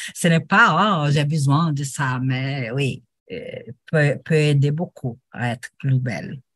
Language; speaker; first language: French; non-native, learner; Portuguese